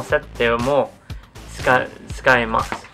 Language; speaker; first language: Japanese; non-native, learner; English